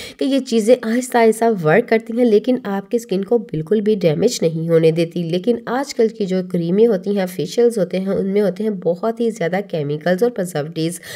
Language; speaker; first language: Hindi; native; Hindi